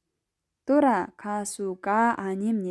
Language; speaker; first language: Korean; non-native, fluent; Kyrgyz